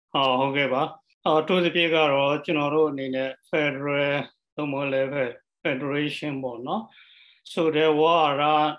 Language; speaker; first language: Burmese; non-native, local second language; Western Kayah